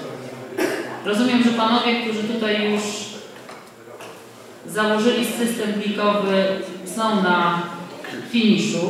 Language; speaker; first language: Polish; native; Polish